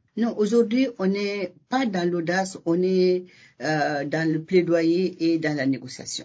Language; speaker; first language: French; non-native, local second language; Bambara